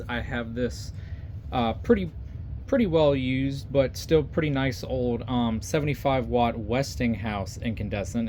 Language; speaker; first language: English; native; English